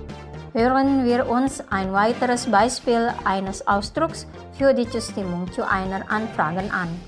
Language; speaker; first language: German; non-native, fluent; Indonesian